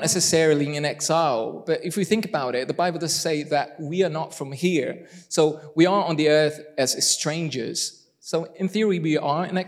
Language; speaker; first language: English; non-native, fluent; Portuguese